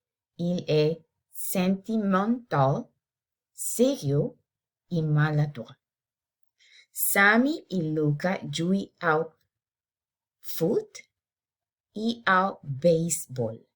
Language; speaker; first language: French; non-native, learner; English